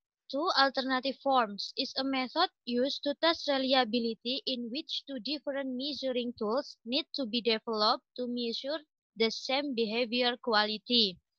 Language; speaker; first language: English; non-native, learner; Indonesian